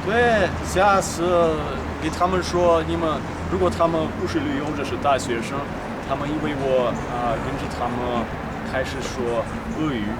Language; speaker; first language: Chinese; non-native, learner; Ukrainian